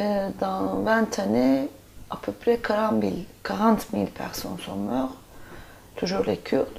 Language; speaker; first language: French; non-native, fluent; Turkish